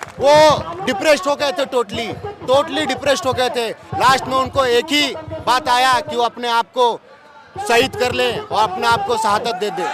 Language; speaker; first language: Hindi; native; Hindi